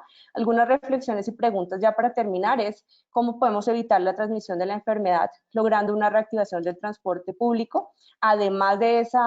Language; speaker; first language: Spanish; native; Spanish